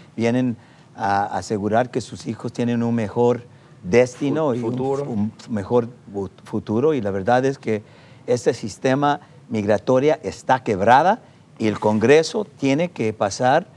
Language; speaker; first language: Spanish; non-native, fluent; English